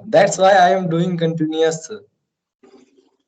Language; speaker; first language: English; non-native, learner; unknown